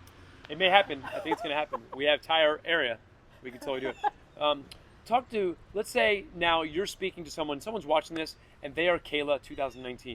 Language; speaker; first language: English; native; English